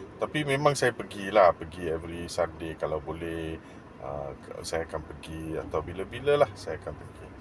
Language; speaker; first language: Malay; non-native, local second language; English